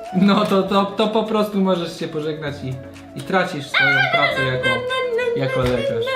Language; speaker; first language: Polish; non-native, fluent; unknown